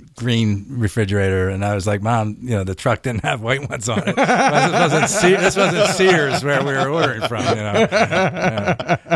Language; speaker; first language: English; native; English